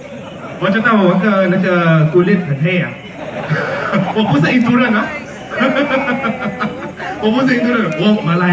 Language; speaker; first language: Chinese; non-native, local second language; Malay